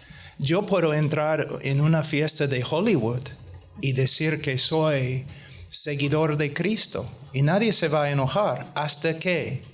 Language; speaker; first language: Spanish; non-native, fluent; English